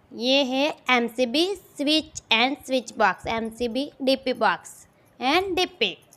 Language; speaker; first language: Hindi; non-native, local second language; Gujarati